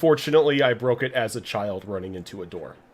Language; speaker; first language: English; native; English